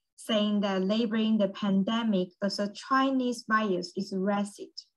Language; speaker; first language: English; early bilingual, other home language; Chinese